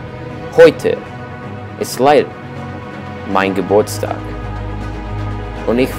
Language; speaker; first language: German; non-native, learner; English